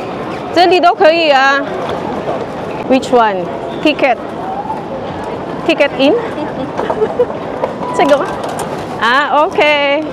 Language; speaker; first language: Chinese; non-native, learner; Filipino